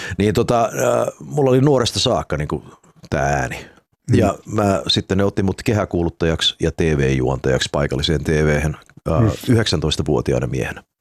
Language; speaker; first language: Finnish; early bilingual, heritage; Finnish